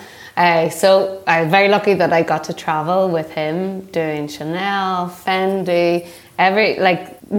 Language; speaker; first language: English; native; English